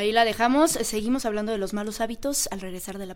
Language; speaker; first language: Spanish; native; Spanish